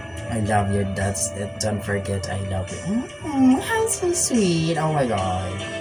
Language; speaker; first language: English; non-native, local second language; Filipino